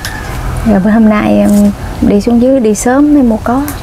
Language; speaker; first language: Vietnamese; native; Vietnamese